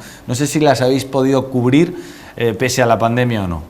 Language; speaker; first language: Spanish; native; Spanish